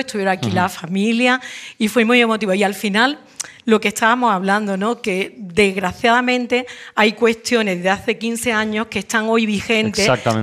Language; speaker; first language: Spanish; native; Spanish